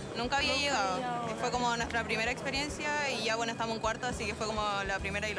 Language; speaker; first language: Spanish; native; Spanish